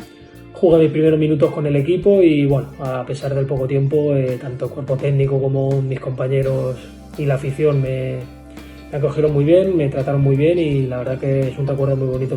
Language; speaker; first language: Spanish; native; Spanish